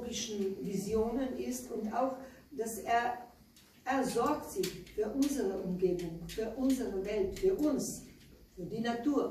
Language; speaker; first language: German; non-native, learner; Slovenian